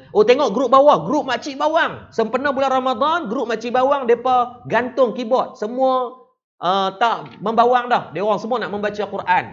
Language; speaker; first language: Malay; native; Malay